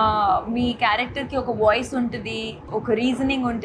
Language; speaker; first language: Telugu; non-native, local second language; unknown